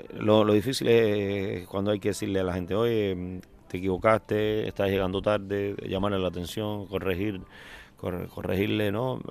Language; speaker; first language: Spanish; native; Spanish